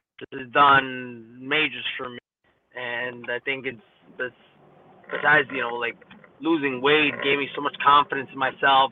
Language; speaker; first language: English; native; English